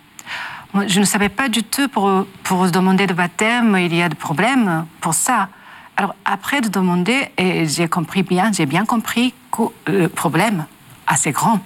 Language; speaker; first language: French; non-native, learner; Japanese